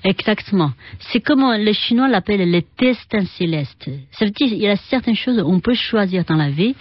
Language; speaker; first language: French; non-native, fluent; Chinese